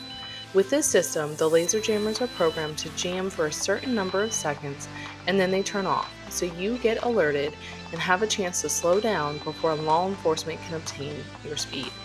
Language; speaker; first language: English; native; English